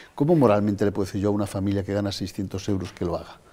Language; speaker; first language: Spanish; native; Spanish